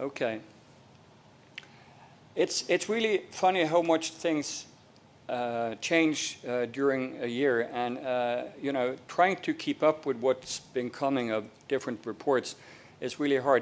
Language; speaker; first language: English; non-native, fluent; Norwegian